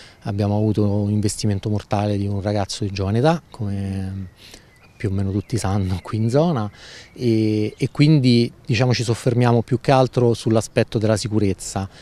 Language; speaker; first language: Italian; native; Italian